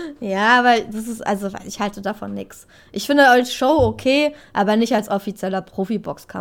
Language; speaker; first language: German; native; German